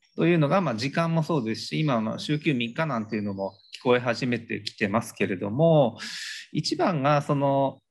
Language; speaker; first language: Japanese; native; Japanese